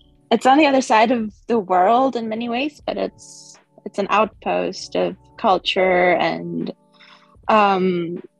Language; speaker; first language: English; non-native, local second language; Swedish